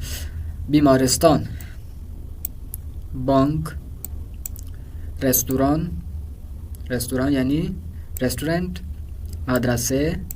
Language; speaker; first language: Persian; non-native, fluent; Urdu